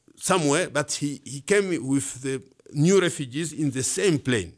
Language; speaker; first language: English; non-native, learner; Swahili